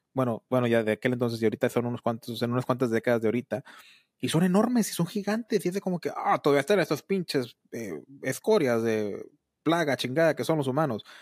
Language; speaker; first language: Spanish; early bilingual, heritage; Spanish